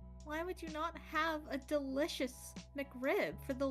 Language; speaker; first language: English; native; English